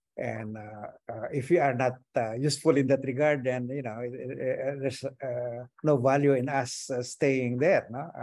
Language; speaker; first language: English; non-native, local second language; Iloko